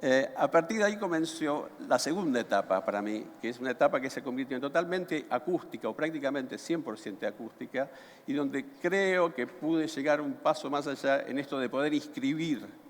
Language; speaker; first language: Spanish; native; Spanish